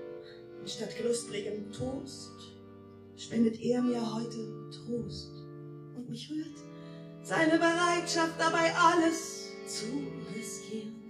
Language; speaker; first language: German; native; German